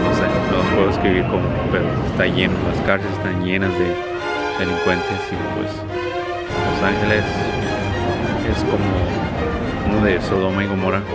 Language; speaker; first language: Spanish; non-native, local second language; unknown